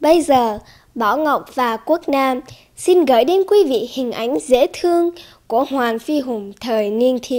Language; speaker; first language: Vietnamese; early bilingual, heritage; Vietnamese